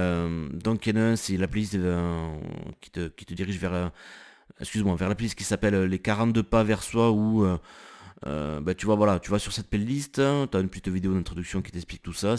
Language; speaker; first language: French; native; French